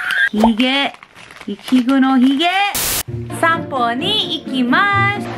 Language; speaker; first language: Japanese; non-native, learner; English